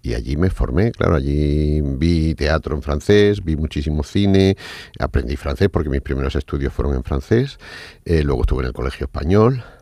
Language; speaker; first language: Spanish; non-native, fluent; Arabic